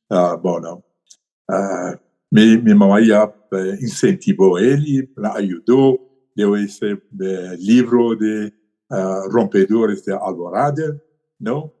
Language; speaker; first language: Portuguese; non-native, learner; Persian